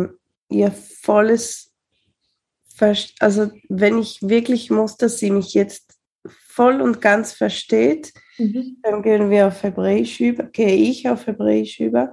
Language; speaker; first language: German; early bilingual, heritage; Spanish